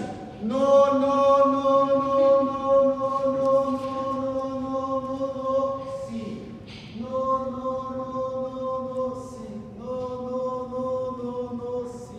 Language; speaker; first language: Spanish; non-native, learner; Portuguese